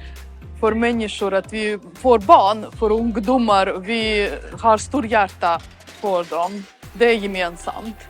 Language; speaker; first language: Swedish; non-native, fluent; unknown